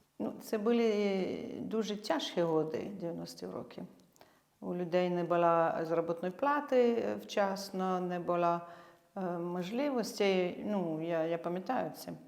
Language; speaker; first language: Ukrainian; non-native, fluent; French